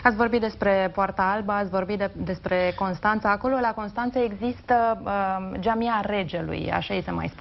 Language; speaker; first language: Romanian; native; Romanian